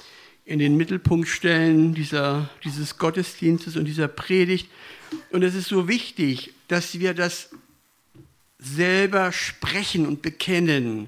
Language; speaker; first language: German; native; German